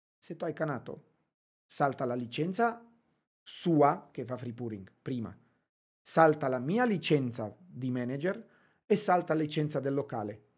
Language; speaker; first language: Italian; non-native, fluent; Romanian